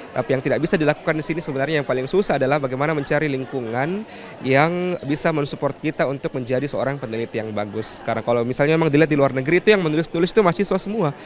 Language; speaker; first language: Indonesian; native; Indonesian